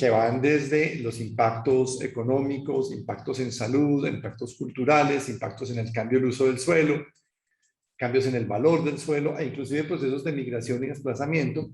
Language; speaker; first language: Spanish; native; Spanish